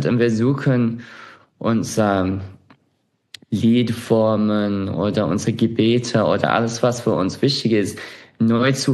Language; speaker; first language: German; non-native, fluent; English